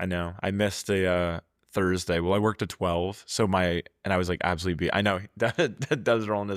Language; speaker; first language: English; native; English